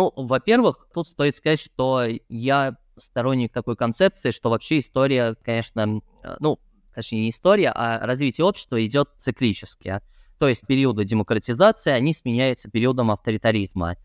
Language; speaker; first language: Russian; native; Russian